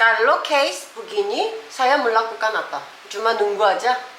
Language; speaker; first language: Indonesian; non-native, learner; Korean